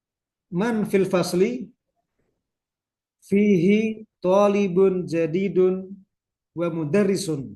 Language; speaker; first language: Arabic; non-native, fluent; Indonesian